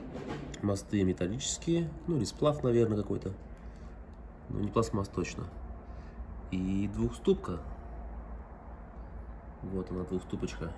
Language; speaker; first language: Russian; native; Russian